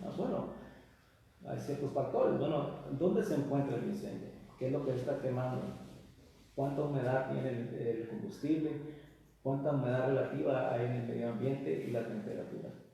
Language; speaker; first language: Spanish; early bilingual, heritage; Spanish